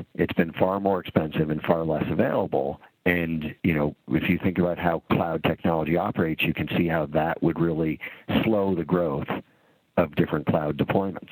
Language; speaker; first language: English; native; English